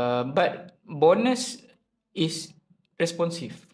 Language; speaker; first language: English; non-native, local second language; Malay